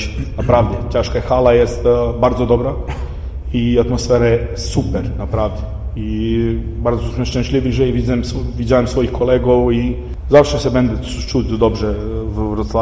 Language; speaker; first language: Polish; non-native, fluent; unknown